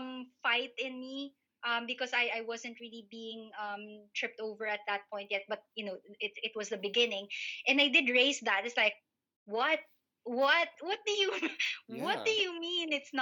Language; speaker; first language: English; non-native, local second language; Filipino